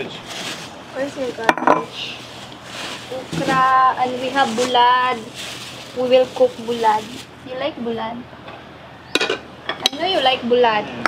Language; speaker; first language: English; non-native, learner; Cebuano